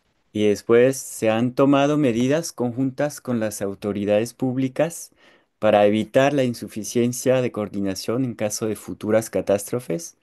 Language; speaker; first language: Spanish; non-native, fluent; French